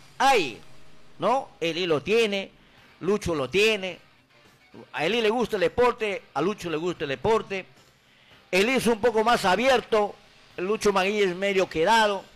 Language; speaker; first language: Spanish; native; Spanish